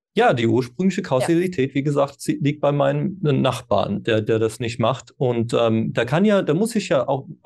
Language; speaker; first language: German; non-native, fluent; English